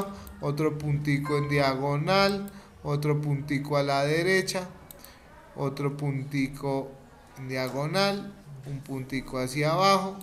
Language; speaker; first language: Spanish; native; Spanish